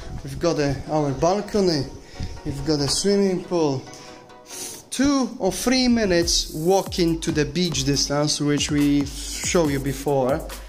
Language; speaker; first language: English; non-native, fluent; Polish